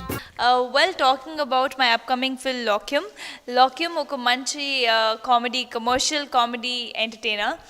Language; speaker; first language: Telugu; non-native, learner; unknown